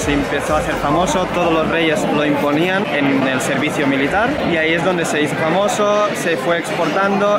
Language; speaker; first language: Spanish; non-native, local second language; Catalan